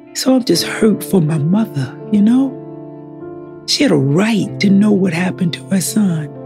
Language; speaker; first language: English; native; English